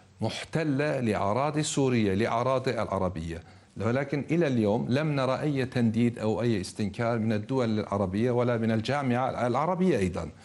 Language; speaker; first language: Arabic; non-native, fluent; Turkish